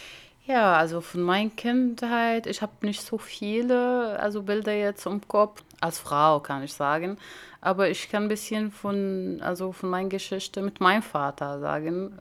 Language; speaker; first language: German; non-native, learner; Arabic